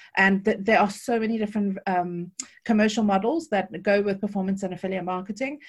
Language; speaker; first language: English; native; English